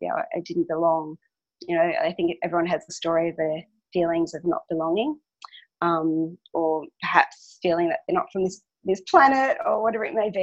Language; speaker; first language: English; non-native, local second language; Hungarian